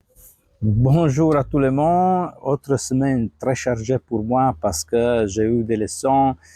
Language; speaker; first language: French; non-native, fluent; Italian